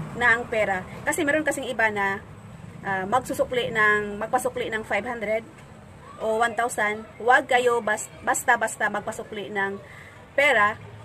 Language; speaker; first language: Filipino; non-native, local second language; Cebuano